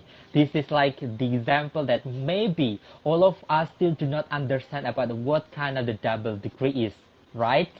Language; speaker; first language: English; non-native, local second language; Indonesian